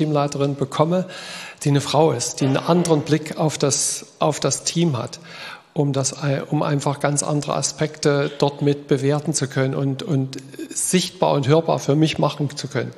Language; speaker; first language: German; native; German